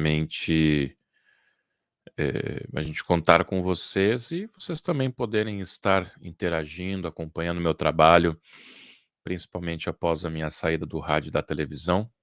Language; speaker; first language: Portuguese; native; Portuguese